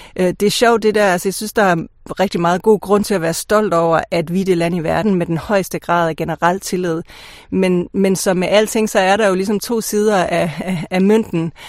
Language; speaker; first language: Danish; native; Danish